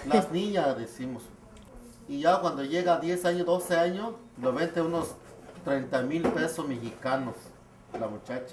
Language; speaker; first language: Spanish; non-native, local second language; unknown